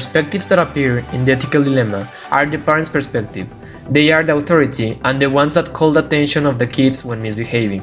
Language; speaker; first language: English; non-native, local second language; Spanish